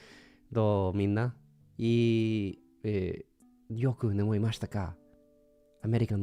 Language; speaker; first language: Japanese; non-native, learner; English